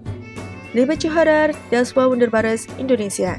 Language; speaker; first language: German; non-native, fluent; Indonesian